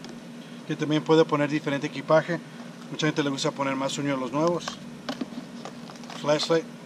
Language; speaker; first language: Spanish; early bilingual, heritage; Spanish